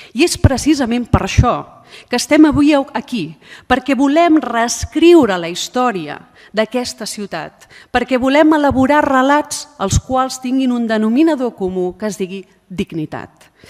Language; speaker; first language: Catalan; non-native, local second language; Spanish